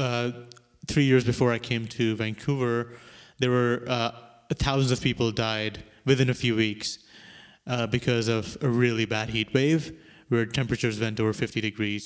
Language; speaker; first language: English; non-native, local second language; Urdu